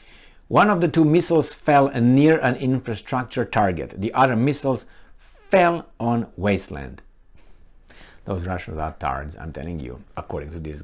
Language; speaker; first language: English; non-native, fluent; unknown